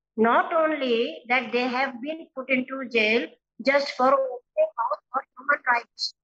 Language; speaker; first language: English; non-native, local second language; Hindi